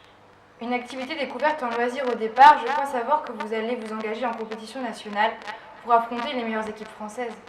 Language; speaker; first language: French; native; French